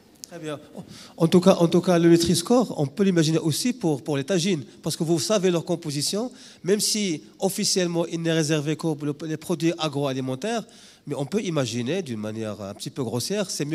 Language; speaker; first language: French; non-native, local second language; Arabic